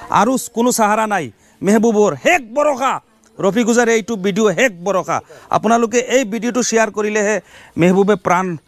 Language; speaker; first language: Assamese; non-native, local second language; Bangla